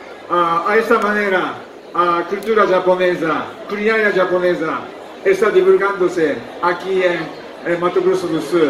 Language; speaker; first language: Portuguese; non-native, fluent; Japanese